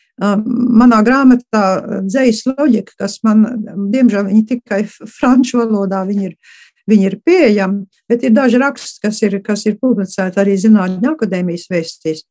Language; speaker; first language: Latvian; early bilingual, heritage; Latvian